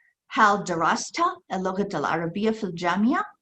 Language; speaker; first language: Arabic; non-native, fluent; English